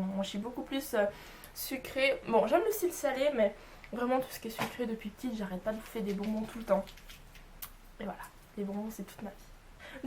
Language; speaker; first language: French; native; French